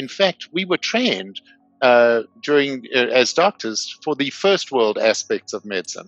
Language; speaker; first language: English; native; English